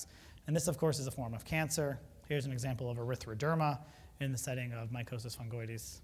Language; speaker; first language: English; native; English